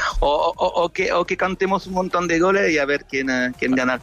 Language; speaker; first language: Spanish; non-native, fluent; French